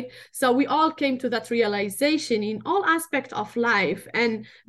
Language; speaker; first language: English; non-native, fluent; Arabic